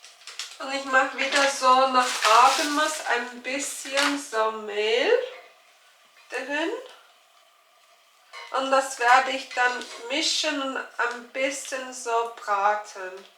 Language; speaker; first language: German; non-native, learner; Turkish